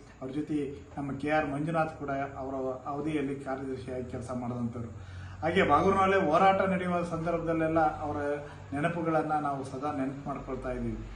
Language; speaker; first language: Kannada; native; Kannada